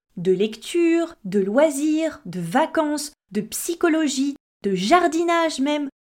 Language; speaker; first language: French; native; French